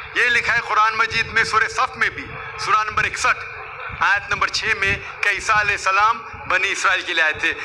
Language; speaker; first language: Hindi; non-native, local second language; Konkani